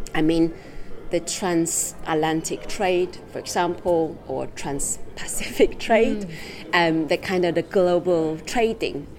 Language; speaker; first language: English; non-native, fluent; Chinese